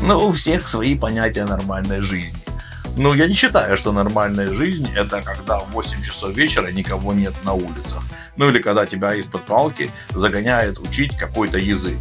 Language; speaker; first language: Russian; native; Russian